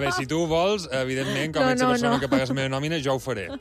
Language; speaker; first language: Catalan; native; Catalan